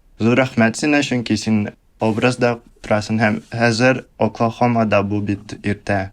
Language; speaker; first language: Tatar; early bilingual, heritage; Russian